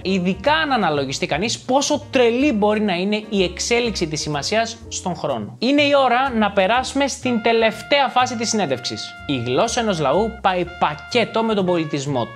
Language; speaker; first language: Greek; native; Greek